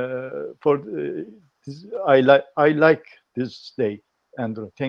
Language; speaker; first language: English; non-native, learner; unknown